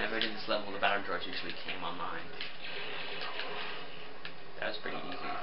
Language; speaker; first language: English; native; English